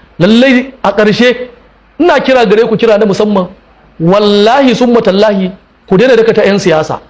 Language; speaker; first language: Hausa; native; Hausa